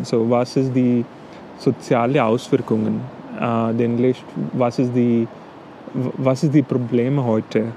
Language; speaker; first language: German; non-native, fluent; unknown